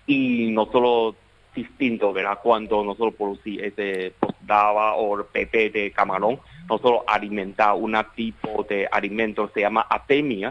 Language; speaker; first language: Spanish; non-native, learner; Chinese